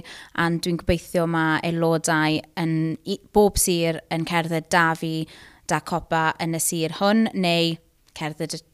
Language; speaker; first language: Welsh; non-native, local second language; English